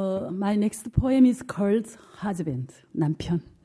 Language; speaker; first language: English; non-native, learner; Korean